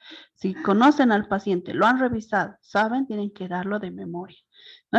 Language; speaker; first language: Spanish; native; Spanish